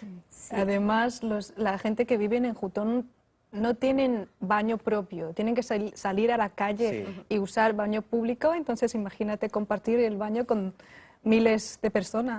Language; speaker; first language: Spanish; non-native, fluent; Chinese